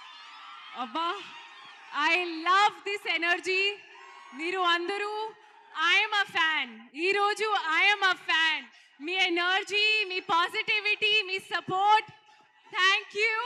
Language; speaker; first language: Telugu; non-native, learner; Hindi